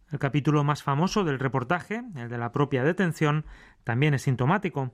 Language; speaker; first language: Spanish; native; Spanish